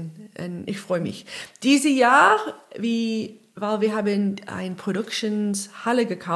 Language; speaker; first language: German; non-native, learner; English